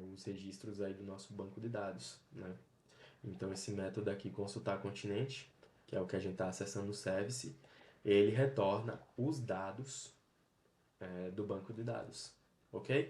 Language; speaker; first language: Portuguese; native; Portuguese